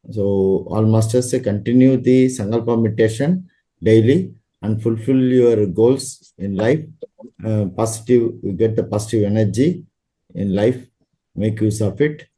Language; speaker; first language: English; non-native, local second language; Tamil